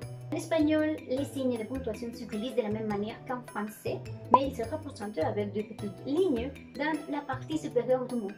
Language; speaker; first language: French; non-native, learner; Spanish